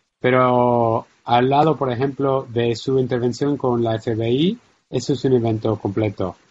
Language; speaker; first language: Spanish; non-native, fluent; English